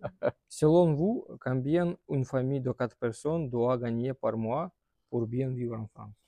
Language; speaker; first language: French; non-native, learner; Russian